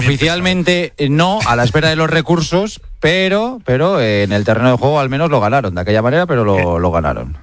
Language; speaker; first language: Spanish; native; Spanish